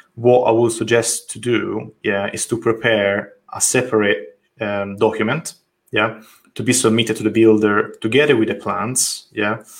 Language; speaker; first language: English; non-native, fluent; Italian